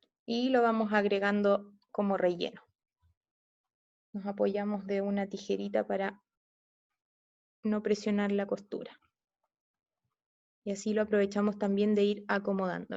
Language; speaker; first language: Spanish; native; Spanish